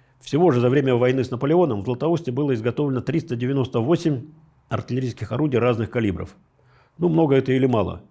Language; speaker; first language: Russian; native; Russian